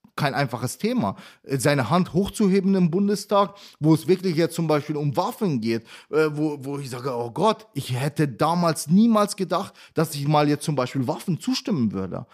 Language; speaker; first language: German; early bilingual, other home language; Arabic